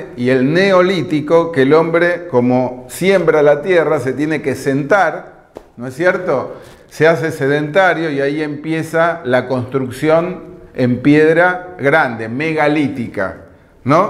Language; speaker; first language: Spanish; native; Spanish